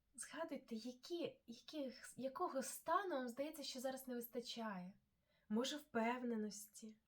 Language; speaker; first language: Ukrainian; non-native, local second language; Russian